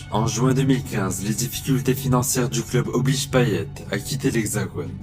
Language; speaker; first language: French; native; French